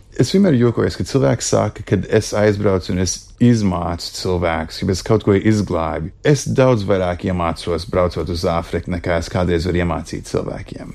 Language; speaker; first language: Latvian; early bilingual, heritage; Latvian